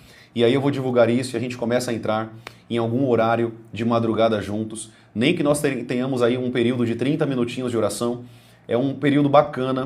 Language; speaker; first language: Portuguese; native; Portuguese